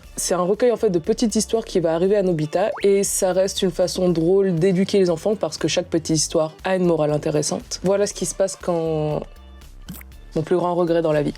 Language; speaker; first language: French; native; French